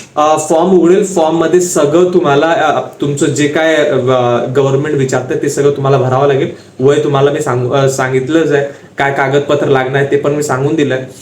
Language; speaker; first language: Marathi; non-native, local second language; Hindi